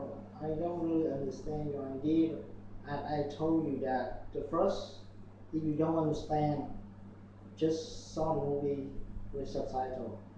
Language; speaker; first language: English; non-native, learner; Vietnamese